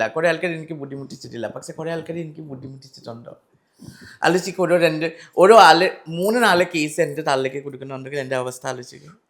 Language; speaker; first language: Malayalam; non-native, learner; Assamese